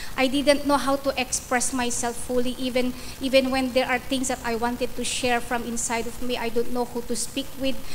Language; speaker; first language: English; non-native, local second language; Iloko